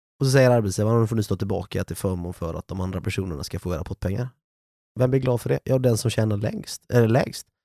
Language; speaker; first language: Swedish; native; Swedish